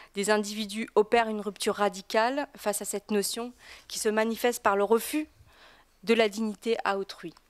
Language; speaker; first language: French; native; French